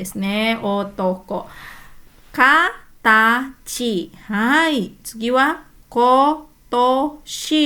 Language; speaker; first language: Japanese; non-native, fluent; Indonesian